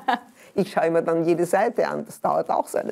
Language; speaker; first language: German; native; German